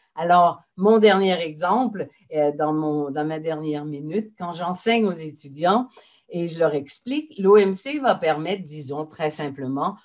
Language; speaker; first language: French; native; French